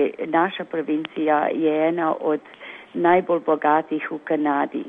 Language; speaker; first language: Slovenian; early bilingual, heritage; Slovenian